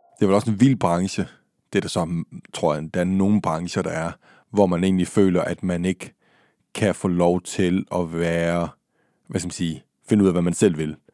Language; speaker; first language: Danish; native; Danish